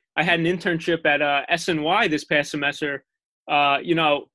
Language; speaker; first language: English; native; English